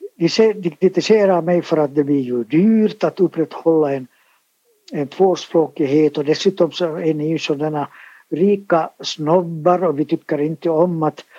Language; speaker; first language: Swedish; native; Swedish